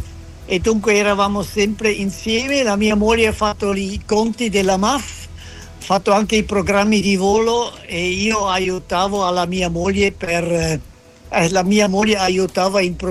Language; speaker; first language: Italian; non-native, fluent; French